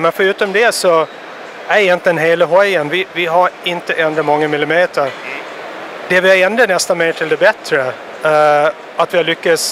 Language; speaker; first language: Swedish; native; Swedish